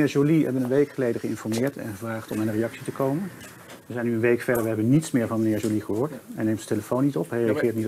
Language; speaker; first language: Dutch; native; Dutch